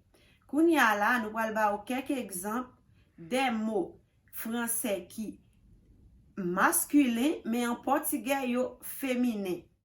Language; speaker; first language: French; non-native, local second language; Haitian Creole